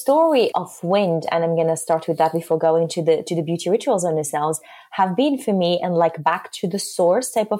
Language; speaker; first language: English; non-native, fluent; Arabic